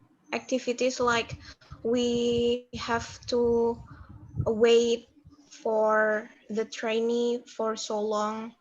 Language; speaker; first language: English; non-native, learner; Indonesian